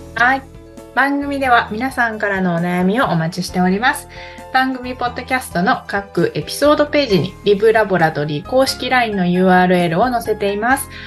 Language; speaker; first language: Japanese; native; Japanese